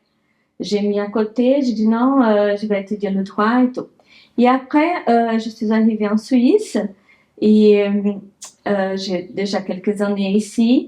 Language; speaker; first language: French; non-native, learner; Portuguese